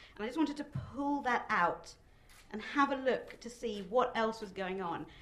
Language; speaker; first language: English; native; English